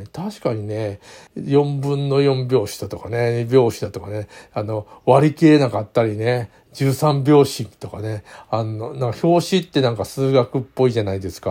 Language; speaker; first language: Japanese; native; Japanese